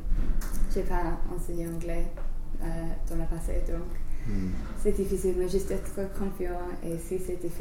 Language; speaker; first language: French; non-native, learner; English